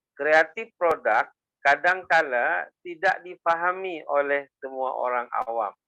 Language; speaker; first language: Malay; native; Malay